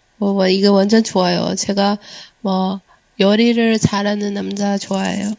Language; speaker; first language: Korean; non-native, learner; Chinese